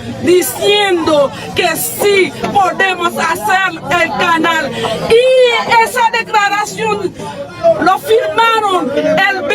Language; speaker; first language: Spanish; non-native, fluent; Haitian Creole